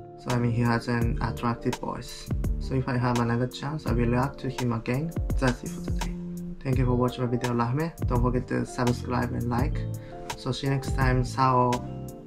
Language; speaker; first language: English; non-native, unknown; Japanese